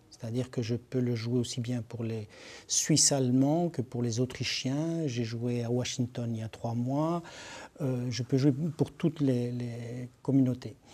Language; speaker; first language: French; early bilingual, other home language; Spanish